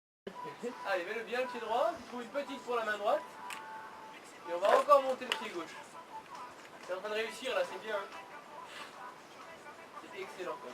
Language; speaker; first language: French; native; French